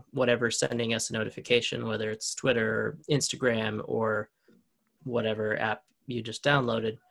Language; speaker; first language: English; native; English